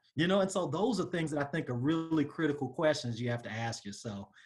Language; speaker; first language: English; native; English